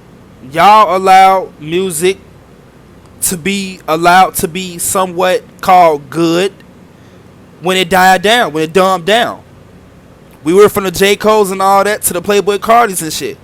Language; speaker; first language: English; native; English